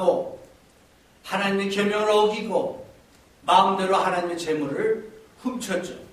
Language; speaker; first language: Korean; native; Korean